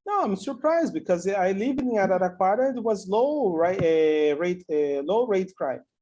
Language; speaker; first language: English; non-native, fluent; Portuguese